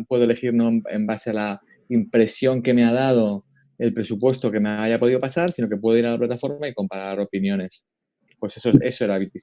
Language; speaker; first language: Spanish; native; Spanish